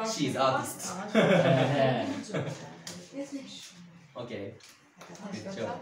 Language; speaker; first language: Japanese; native; Japanese